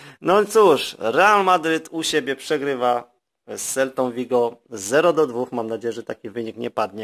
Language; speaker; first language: Polish; native; Polish